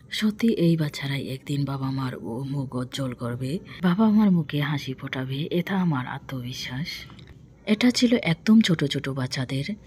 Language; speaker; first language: Bangla; non-native, local second language; Bodo